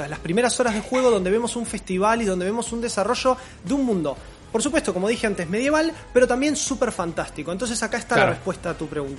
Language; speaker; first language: Spanish; native; Spanish